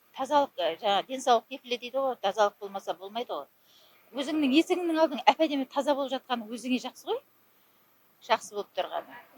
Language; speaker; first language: Kazakh; native; Kazakh